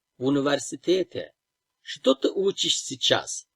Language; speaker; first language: Russian; non-native, fluent; Turkish